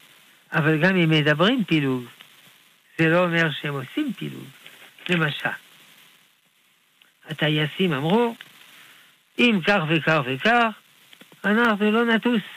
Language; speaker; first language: Hebrew; non-native, fluent; French